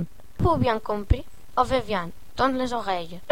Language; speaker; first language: French; non-native, learner; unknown